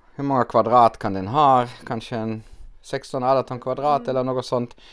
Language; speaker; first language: Swedish; non-native, fluent; German